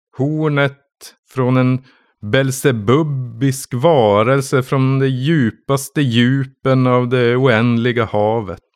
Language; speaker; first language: Swedish; native; Swedish